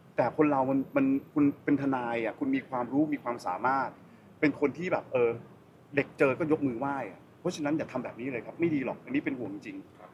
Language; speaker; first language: Thai; native; Thai